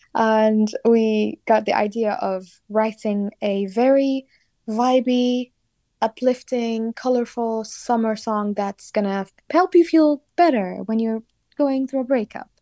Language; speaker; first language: English; non-native, fluent; Kurdish